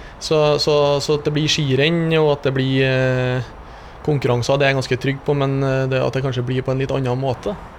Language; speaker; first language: Norwegian; native; Norwegian